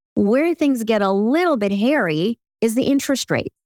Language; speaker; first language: English; early bilingual, other home language; Ukrainian